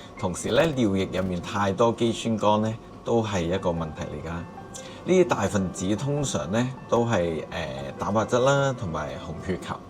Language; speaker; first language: Cantonese; native; Cantonese